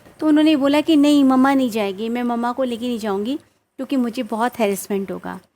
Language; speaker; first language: Hindi; native; Hindi